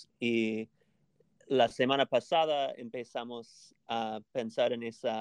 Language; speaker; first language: Spanish; non-native, fluent; English